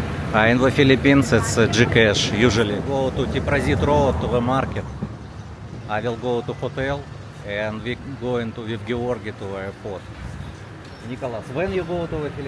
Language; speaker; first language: English; non-native, learner; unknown